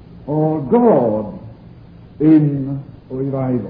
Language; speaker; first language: English; non-native, local second language; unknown